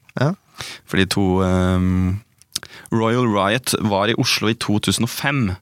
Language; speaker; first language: Norwegian; native; Norwegian